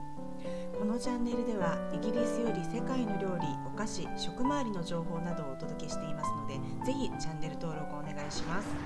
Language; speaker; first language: Japanese; native; Japanese